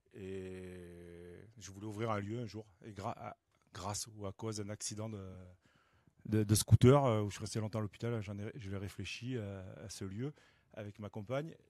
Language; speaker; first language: French; native; French